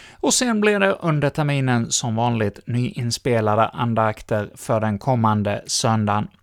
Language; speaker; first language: Swedish; native; Swedish